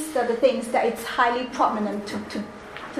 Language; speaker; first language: English; non-native, fluent; Chinese